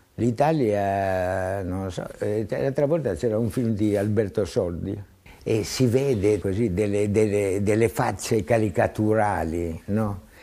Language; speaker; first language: Italian; non-native, fluent; Greek